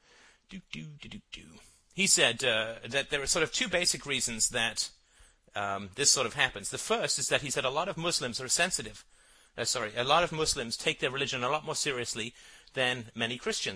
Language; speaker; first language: English; native; English